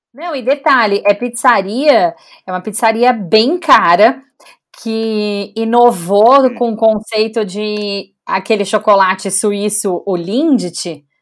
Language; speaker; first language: Portuguese; native; Portuguese